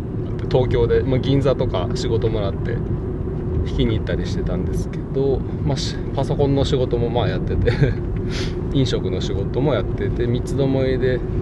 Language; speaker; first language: Japanese; native; Japanese